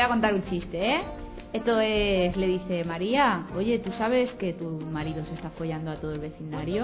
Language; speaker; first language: Spanish; native; Spanish